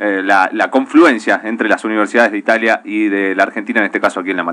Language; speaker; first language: Spanish; native; Spanish